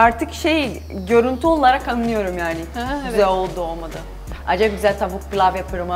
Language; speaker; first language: Turkish; non-native, learner; Portuguese